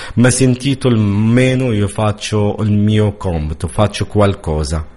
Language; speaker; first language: Italian; non-native, learner; Arabic